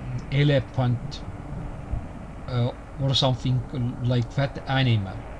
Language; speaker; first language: English; non-native, learner; Estonian